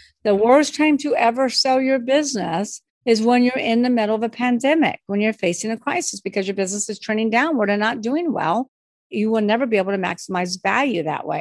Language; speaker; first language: English; native; English